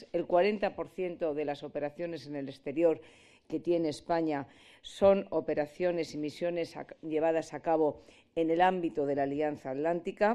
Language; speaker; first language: Spanish; native; Spanish